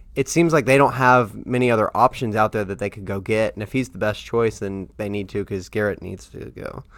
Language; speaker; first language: English; native; English